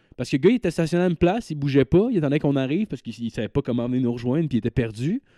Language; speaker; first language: French; native; French